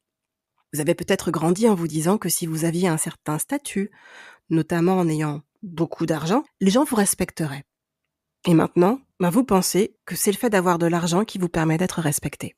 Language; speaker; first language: French; native; French